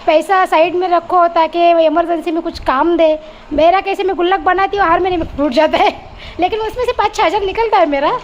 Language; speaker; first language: Hindi; non-native, local second language; Marathi